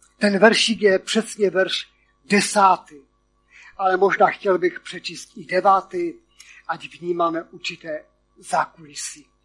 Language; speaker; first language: Czech; non-native, local second language; Polish